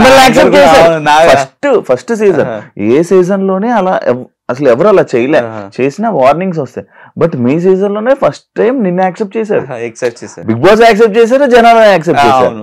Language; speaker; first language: Telugu; native; Telugu